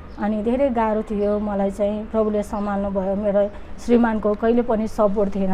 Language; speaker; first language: Nepali; native; Nepali